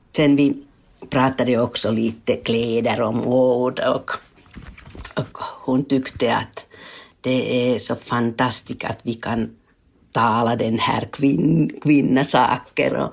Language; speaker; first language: Swedish; non-native, learner; Finnish